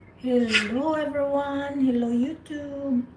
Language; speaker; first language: English; non-native, fluent; Filipino